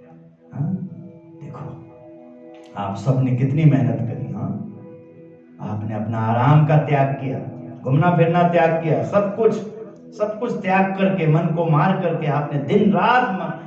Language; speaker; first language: Hindi; native; Hindi